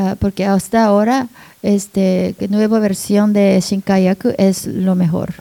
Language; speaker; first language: Spanish; non-native, learner; Japanese